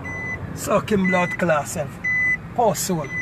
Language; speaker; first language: English; native; English